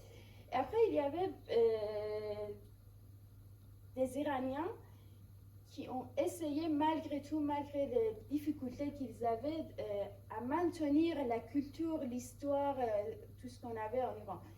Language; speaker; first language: French; non-native, fluent; Persian